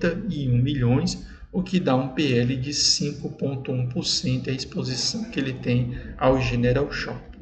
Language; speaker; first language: Portuguese; native; Portuguese